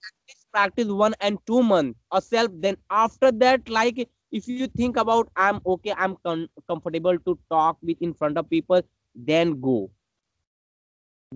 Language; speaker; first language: English; non-native, learner; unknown